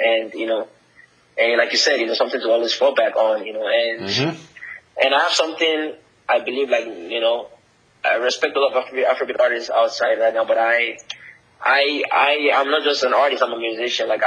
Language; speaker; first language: English; non-native, local second language; Yoruba